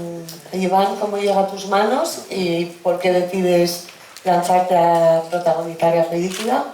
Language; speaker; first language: Spanish; native; Spanish